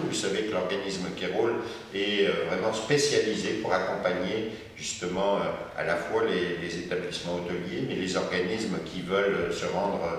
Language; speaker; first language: French; native; French